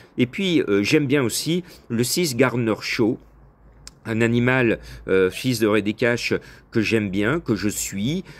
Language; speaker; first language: French; native; French